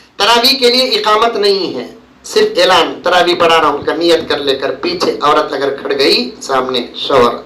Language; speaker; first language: Urdu; native; Urdu